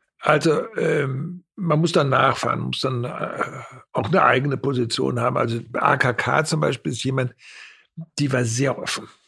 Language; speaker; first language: German; native; German